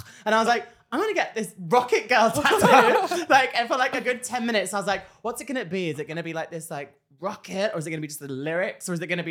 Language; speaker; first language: English; native; English